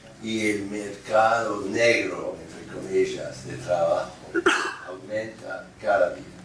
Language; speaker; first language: Spanish; non-native, fluent; English